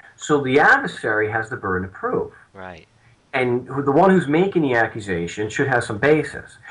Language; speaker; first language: English; native; English